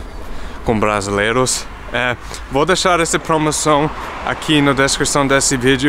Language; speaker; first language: Portuguese; non-native, fluent; English